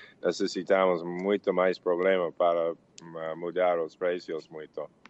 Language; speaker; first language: Portuguese; non-native, learner; English